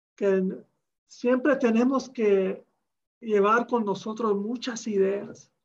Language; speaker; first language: Spanish; early bilingual, heritage; Spanish